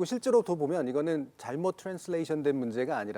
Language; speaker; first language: Korean; native; Korean